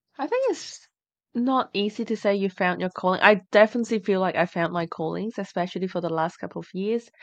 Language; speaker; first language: English; non-native, fluent; Chinese